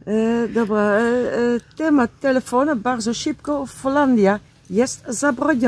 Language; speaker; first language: Polish; non-native, learner; Dutch